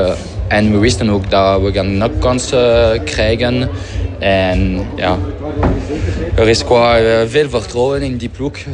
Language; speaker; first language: Dutch; non-native, fluent; French